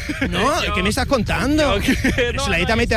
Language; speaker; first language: Spanish; native; Spanish